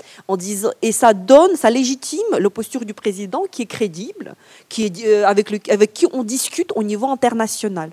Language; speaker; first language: French; non-native, fluent; Ukrainian